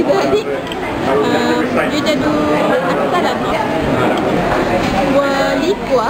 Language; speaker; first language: Arabic; non-native, learner; Malay